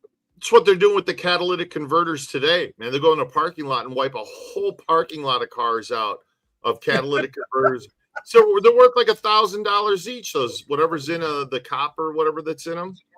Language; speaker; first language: English; native; English